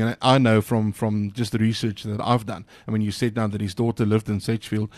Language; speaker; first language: English; non-native, local second language; Afrikaans